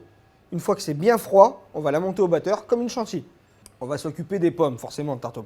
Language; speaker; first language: French; native; French